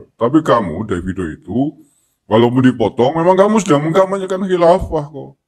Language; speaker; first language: Indonesian; native; Indonesian